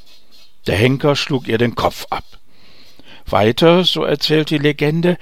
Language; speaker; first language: German; native; German